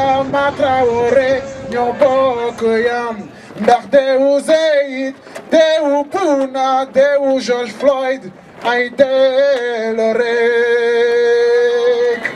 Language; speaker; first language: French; non-native, local second language; Wolof